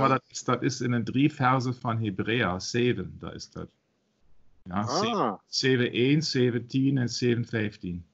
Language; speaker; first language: Dutch; non-native, learner; German